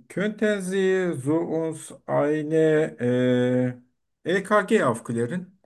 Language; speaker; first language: German; non-native, learner; Turkish